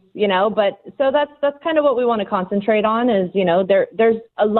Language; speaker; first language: English; native; English